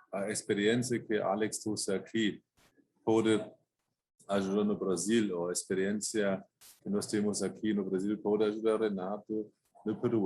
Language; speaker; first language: Portuguese; non-native, fluent; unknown